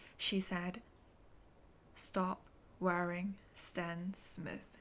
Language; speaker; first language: English; non-native, local second language; Cantonese